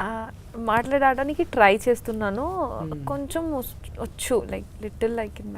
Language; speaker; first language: Telugu; non-native, learner; Bangla